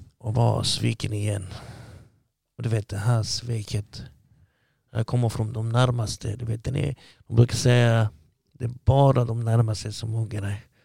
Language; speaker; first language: Swedish; early bilingual, other home language; Arabic